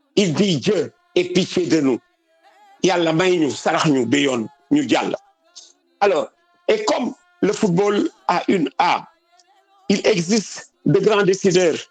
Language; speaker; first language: French; non-native, local second language; Wolof